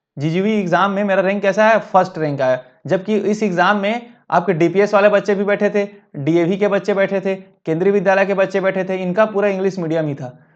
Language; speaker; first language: Hindi; native; Hindi